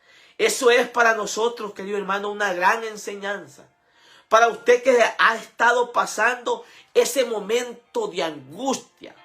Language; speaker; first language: Spanish; native; Spanish